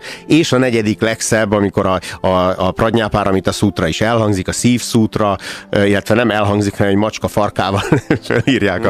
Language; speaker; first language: Hungarian; native; Hungarian